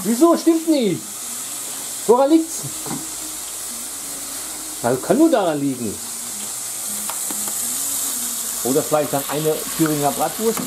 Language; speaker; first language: German; native; German